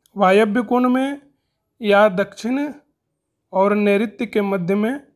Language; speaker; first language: Hindi; native; Hindi